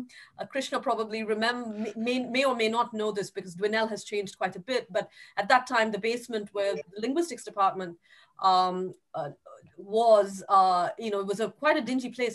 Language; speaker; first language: English; non-native, local second language; Tamil